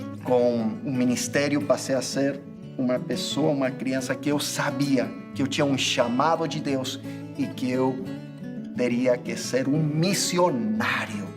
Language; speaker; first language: Portuguese; non-native, fluent; English